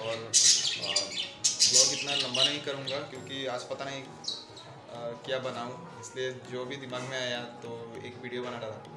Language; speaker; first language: Hindi; non-native, local second language; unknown